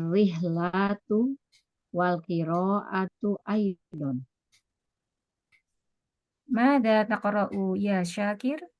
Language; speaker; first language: Arabic; non-native, learner; Indonesian